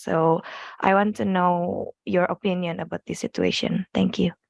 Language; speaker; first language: English; non-native, learner; Indonesian